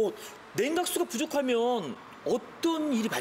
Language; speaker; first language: Korean; native; Korean